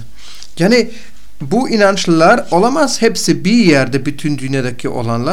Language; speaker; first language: Turkish; non-native, fluent; Bulgarian